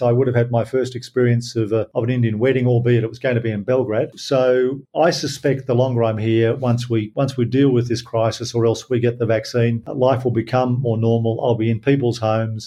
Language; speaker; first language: English; native; English